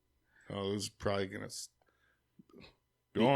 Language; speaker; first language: English; native; English